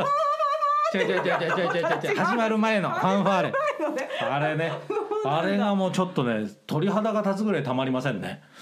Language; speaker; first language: Japanese; native; Japanese